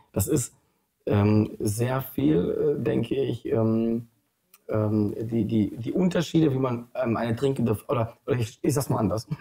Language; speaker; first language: German; early bilingual, other home language; Polish